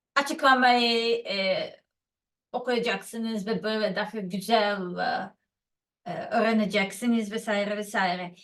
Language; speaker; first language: Turkish; non-native, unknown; Serbian